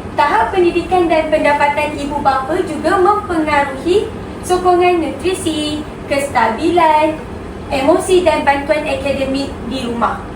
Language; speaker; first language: Malay; native; Malay